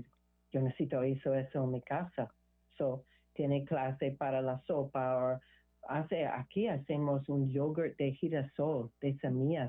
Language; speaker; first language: Spanish; non-native, learner; English